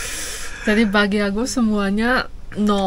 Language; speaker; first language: Indonesian; non-native, fluent; Chinese